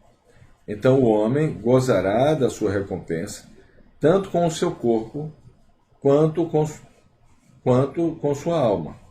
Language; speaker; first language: Portuguese; native; Portuguese